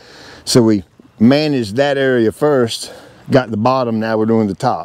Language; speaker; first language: English; native; English